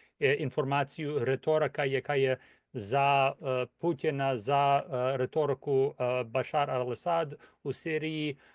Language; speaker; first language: Ukrainian; early bilingual, heritage; Ukrainian